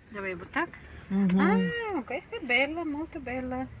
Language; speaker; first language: Italian; non-native, learner; Russian